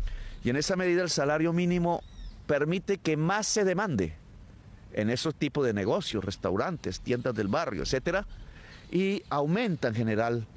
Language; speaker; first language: Spanish; native; Spanish